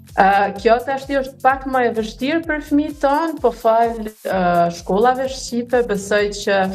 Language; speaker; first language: Albanian; early bilingual, heritage; Albanian